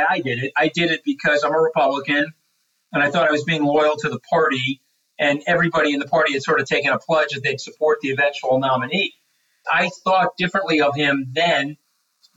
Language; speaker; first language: English; native; English